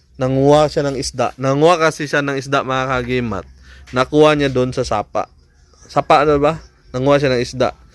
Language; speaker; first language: Filipino; non-native, local second language; Cebuano